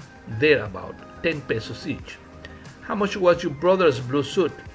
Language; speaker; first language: English; non-native, fluent; Spanish